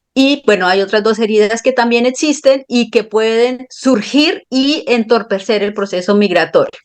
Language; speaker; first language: Spanish; native; Spanish